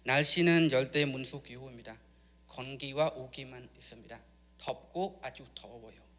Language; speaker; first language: Korean; non-native, learner; Khmer